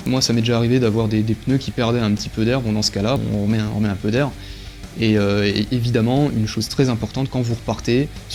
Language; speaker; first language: French; native; French